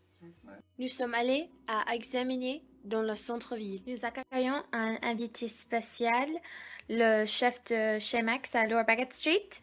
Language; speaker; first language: French; non-native, learner; English